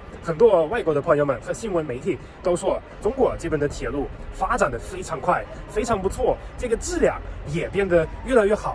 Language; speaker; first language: Chinese; non-native, fluent; German